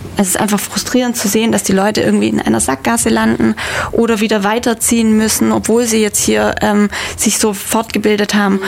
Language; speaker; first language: German; native; German